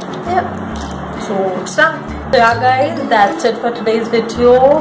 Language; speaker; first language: English; non-native, local second language; Hindi